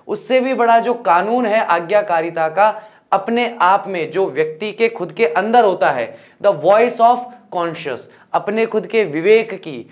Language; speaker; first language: Hindi; native; Hindi